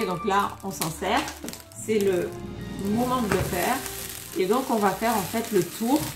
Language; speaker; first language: French; native; French